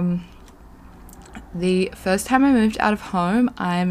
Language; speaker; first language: English; native; English